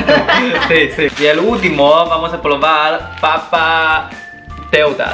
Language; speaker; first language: Spanish; non-native, learner; Chinese